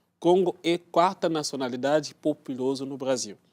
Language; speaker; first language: Portuguese; non-native, learner; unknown